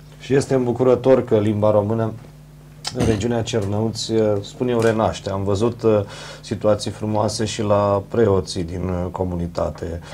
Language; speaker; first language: Romanian; native; Romanian